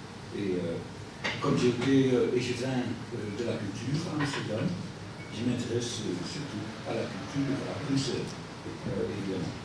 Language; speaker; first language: French; non-native, fluent; Dutch